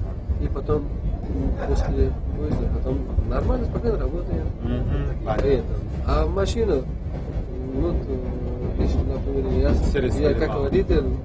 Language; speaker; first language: Russian; non-native, local second language; Uzbek